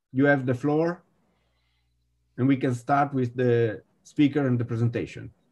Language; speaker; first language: English; non-native, fluent; Spanish